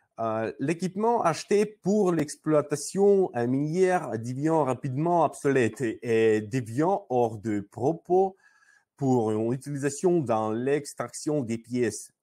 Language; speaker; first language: French; non-native, learner; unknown